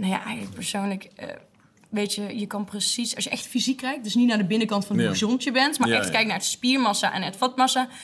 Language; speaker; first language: Dutch; native; Dutch